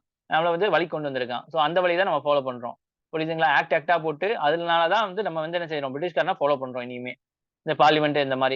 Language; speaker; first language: Tamil; native; Tamil